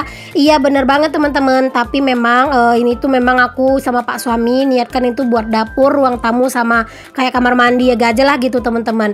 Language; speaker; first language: Indonesian; native; Indonesian